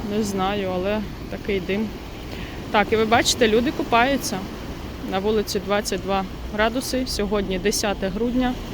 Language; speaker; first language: Ukrainian; non-native, local second language; Russian